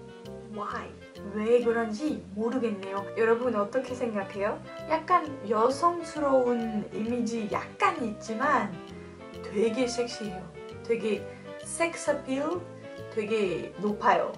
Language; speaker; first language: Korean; non-native, fluent; French